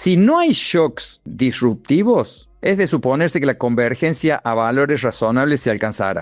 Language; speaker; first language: Spanish; native; Spanish